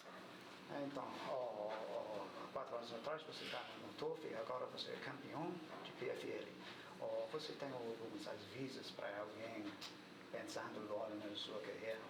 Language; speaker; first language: Portuguese; non-native, learner; English